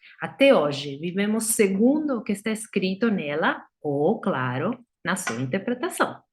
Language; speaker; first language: Portuguese; non-native, fluent; Spanish